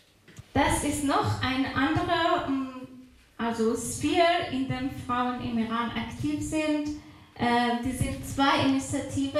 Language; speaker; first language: German; non-native, fluent; Persian